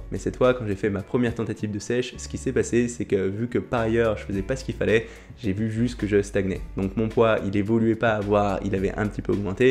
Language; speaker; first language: French; native; French